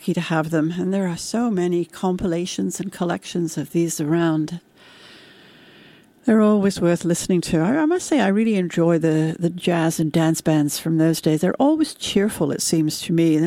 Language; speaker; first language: English; native; English